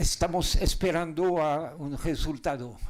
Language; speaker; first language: Spanish; non-native, fluent; French